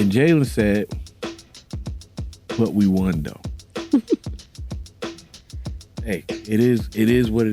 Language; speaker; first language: English; native; English